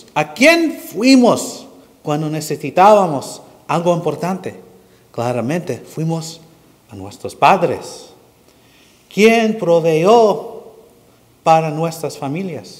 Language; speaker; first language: Spanish; non-native, fluent; English